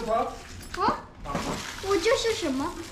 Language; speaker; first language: Chinese; early bilingual, heritage; Chinese